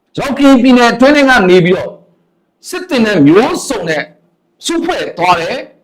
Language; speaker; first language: Burmese; native; Burmese